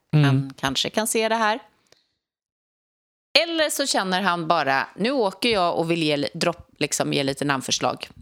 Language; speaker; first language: Swedish; native; Swedish